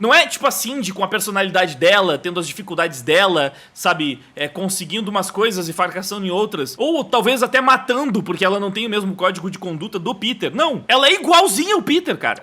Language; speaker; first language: Portuguese; native; Portuguese